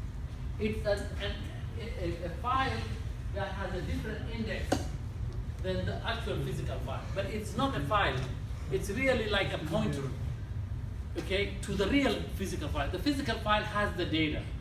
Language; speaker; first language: English; non-native, fluent; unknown